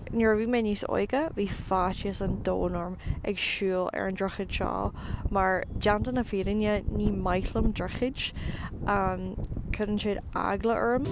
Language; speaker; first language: Irish; non-native, local second language; English